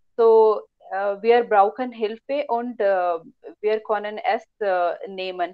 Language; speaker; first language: German; non-native, learner; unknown